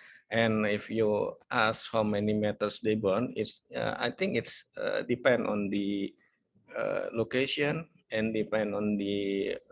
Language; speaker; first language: English; non-native, fluent; Indonesian